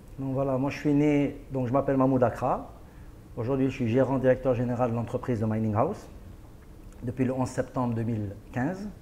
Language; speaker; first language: French; non-native, local second language; Arabic